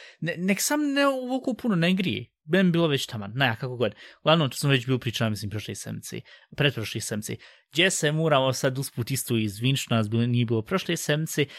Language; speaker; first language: Bosnian; early bilingual, heritage; Bosnian